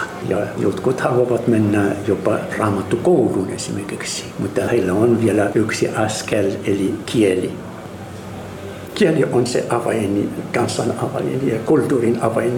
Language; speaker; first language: Finnish; non-native, learner; Arabic